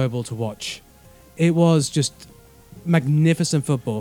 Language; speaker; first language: English; native; English